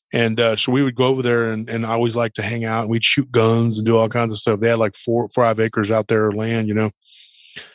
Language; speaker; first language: English; native; English